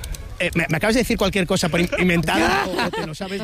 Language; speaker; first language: Spanish; native; Spanish